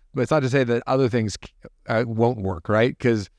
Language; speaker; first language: English; native; English